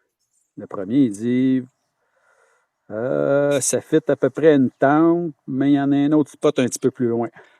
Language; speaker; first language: French; native; French